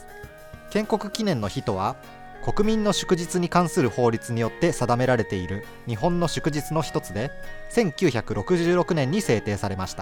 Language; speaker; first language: Japanese; native; Japanese